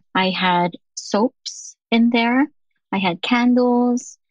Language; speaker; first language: English; native; English